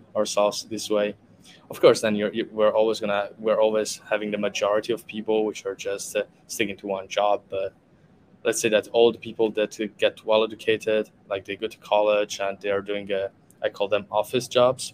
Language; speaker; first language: English; non-native, fluent; Italian